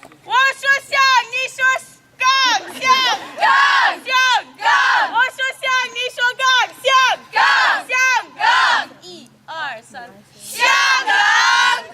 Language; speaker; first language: Chinese; non-native, learner; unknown